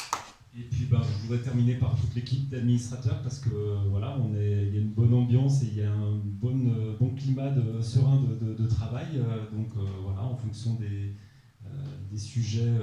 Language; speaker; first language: French; native; French